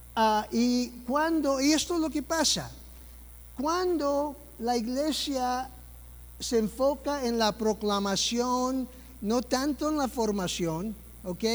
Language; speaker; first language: Spanish; early bilingual, heritage; Spanish